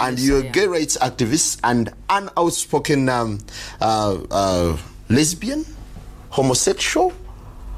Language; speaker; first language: English; non-native, local second language; Ganda